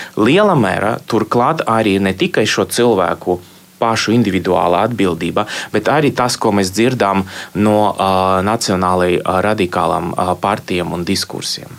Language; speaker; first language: Latvian; non-native, local second language; Russian